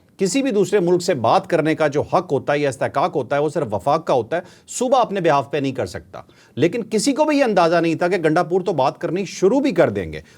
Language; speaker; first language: Urdu; native; Urdu